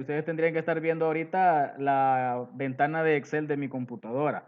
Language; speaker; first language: Spanish; native; Spanish